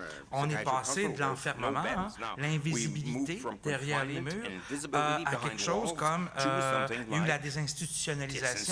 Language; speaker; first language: French; native; French